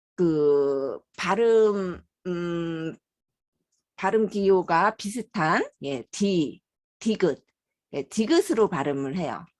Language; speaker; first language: Korean; native; Korean